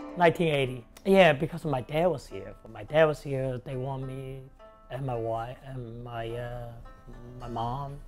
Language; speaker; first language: English; non-native, local second language; Cantonese